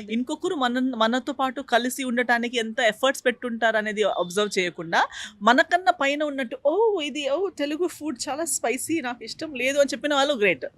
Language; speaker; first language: Telugu; non-native, fluent; Konkani